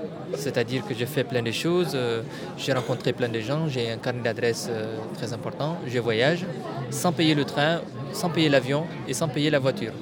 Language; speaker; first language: French; non-native, local second language; Tamasheq